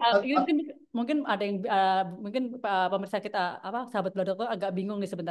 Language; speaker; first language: Indonesian; native; Indonesian